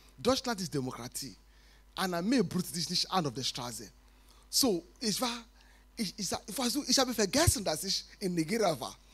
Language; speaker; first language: German; non-native, fluent; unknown